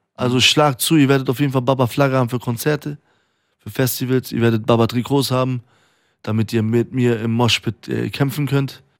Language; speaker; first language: German; early bilingual, other home language; Persian